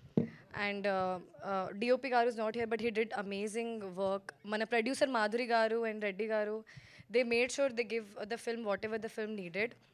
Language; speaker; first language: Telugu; non-native, fluent; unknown